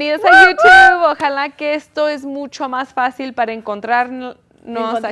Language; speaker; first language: Spanish; early bilingual, heritage; Spanish